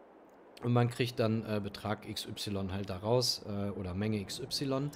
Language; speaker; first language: German; native; German